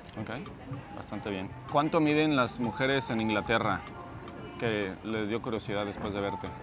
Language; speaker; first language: Spanish; native; Spanish